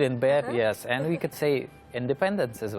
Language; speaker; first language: English; non-native, learner; Russian